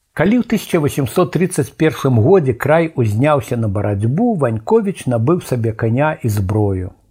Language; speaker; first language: Belarusian; native; Belarusian